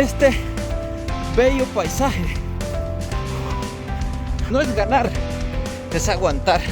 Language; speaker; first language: Spanish; native; Spanish